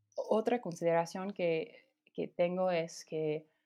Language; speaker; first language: Spanish; non-native, fluent; English